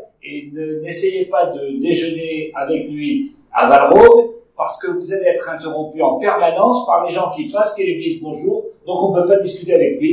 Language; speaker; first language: French; native; French